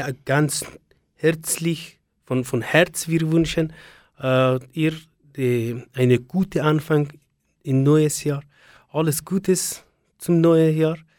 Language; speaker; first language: German; non-native, learner; Persian